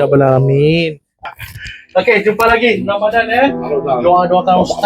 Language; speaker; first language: Malay; native; Malay